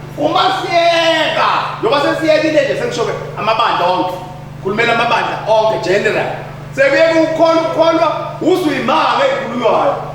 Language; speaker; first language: Zulu; native; Zulu